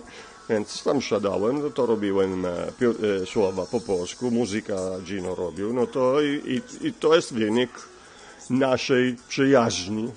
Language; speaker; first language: Polish; non-native, fluent; Italian